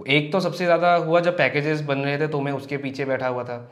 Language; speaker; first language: Hindi; non-native, local second language; Assamese